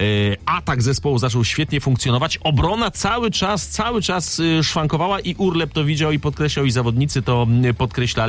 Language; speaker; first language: Polish; native; Polish